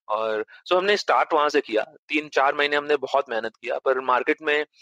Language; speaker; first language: Hindi; native; Hindi